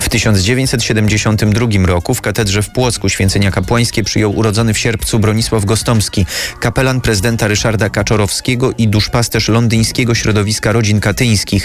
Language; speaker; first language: Polish; native; Polish